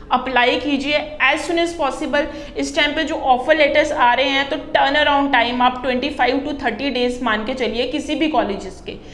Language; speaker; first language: Hindi; non-native, local second language; Punjabi